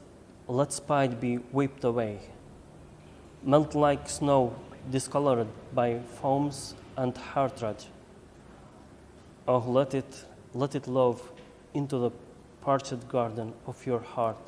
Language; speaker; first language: English; non-native, learner; Albanian